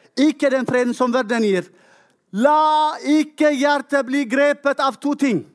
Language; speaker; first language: Norwegian; non-native, fluent; Tigrinya